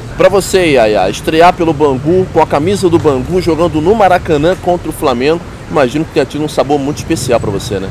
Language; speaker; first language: Portuguese; native; Portuguese